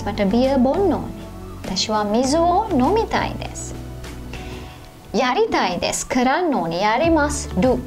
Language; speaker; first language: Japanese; non-native, fluent; Sinhala